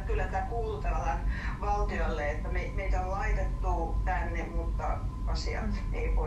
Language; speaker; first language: Finnish; non-native, fluent; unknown